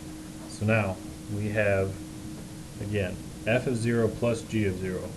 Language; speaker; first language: English; native; English